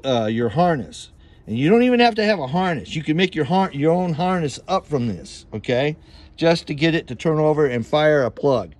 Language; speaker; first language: English; native; English